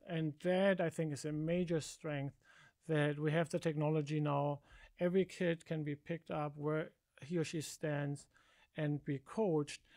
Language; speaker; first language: English; non-native, fluent; German